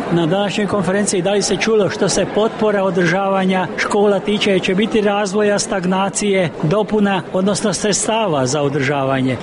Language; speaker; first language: Croatian; native; Croatian